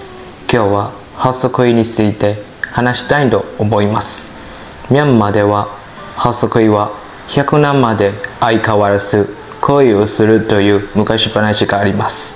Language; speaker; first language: Japanese; non-native, learner; Burmese